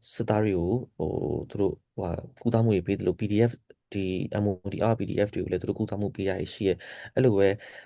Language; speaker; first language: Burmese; non-native, local second language; S'gaw Karen